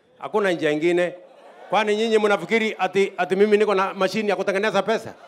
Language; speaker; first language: Swahili; non-native, local second language; Kalenjin